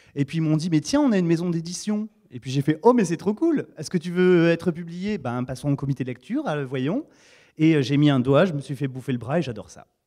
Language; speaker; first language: French; native; French